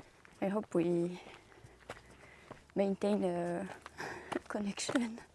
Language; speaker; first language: English; non-native, fluent; French